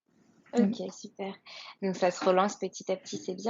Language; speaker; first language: French; native; French